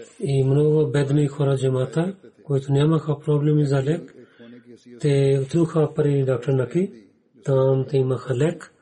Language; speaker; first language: Bulgarian; non-native, learner; Urdu